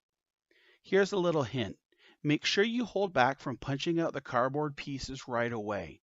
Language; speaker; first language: English; native; English